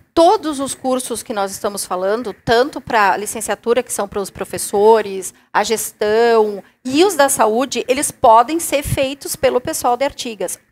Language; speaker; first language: Portuguese; native; Portuguese